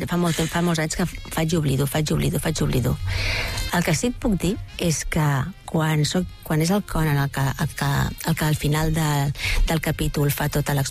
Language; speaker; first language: Catalan; native; Catalan